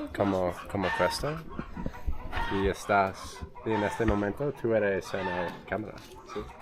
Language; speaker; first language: Spanish; non-native, learner; English